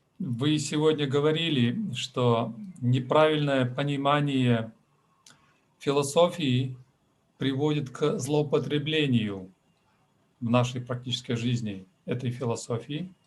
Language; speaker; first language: Russian; native; Russian